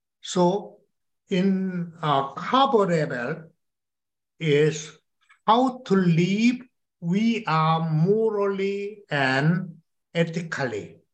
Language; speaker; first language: English; non-native, learner; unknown